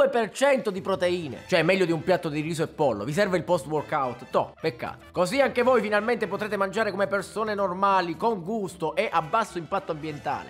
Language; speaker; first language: Italian; native; Italian